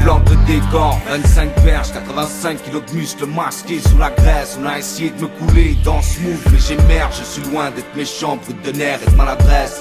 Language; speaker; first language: French; native; French